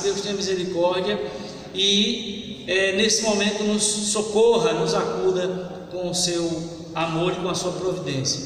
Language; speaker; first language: Portuguese; native; Portuguese